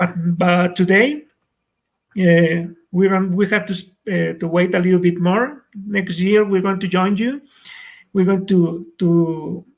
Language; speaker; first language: English; non-native, fluent; Spanish